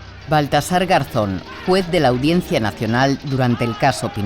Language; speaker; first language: Spanish; native; Spanish